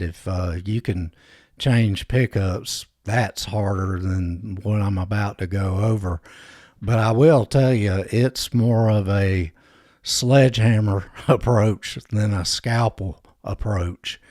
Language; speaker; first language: English; native; English